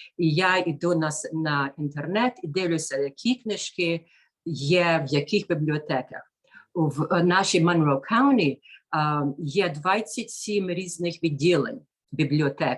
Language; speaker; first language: Ukrainian; early bilingual, heritage; Ukrainian